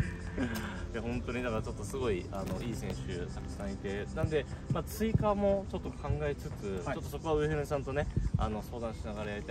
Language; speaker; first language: Japanese; native; Japanese